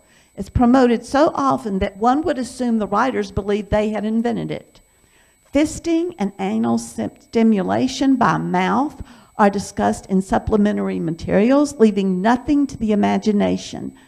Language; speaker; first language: English; native; English